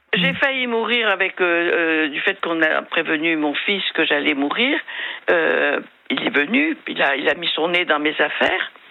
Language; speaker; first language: French; non-native, local second language; Malagasy